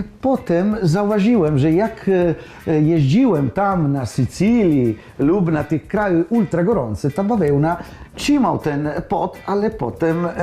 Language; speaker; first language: Polish; non-native, learner; Italian